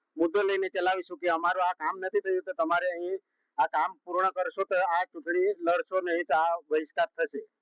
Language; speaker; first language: Gujarati; non-native, local second language; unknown